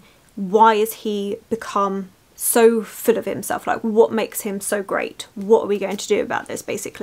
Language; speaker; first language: English; native; English